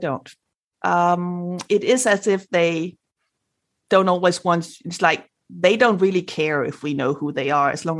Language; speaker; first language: English; non-native, fluent; Danish